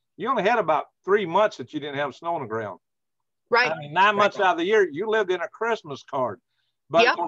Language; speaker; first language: English; native; English